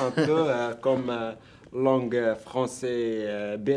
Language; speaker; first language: French; non-native, learner; Arabic